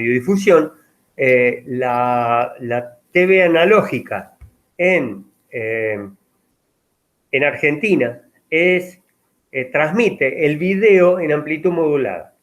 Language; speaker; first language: Spanish; native; Spanish